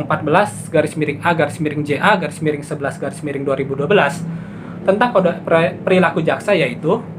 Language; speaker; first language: Indonesian; native; Indonesian